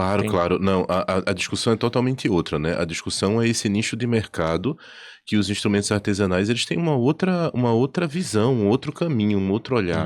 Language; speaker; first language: Portuguese; native; Portuguese